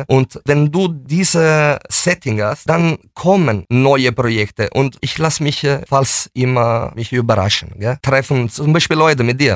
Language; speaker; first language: German; non-native, fluent; Italian